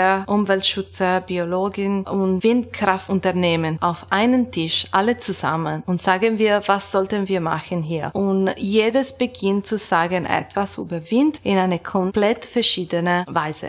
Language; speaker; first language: German; non-native, learner; Italian